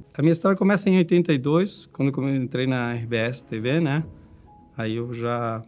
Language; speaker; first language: Portuguese; early bilingual, other home language; Spanish